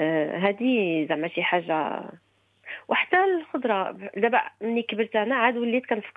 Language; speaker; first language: Arabic; early bilingual, heritage; Arabic